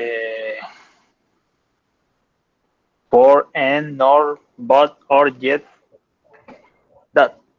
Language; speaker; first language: English; non-native, learner; Spanish